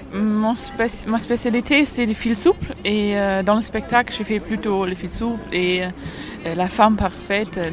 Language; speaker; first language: French; non-native, fluent; German